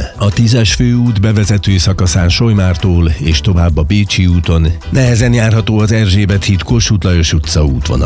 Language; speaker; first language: Hungarian; native; Hungarian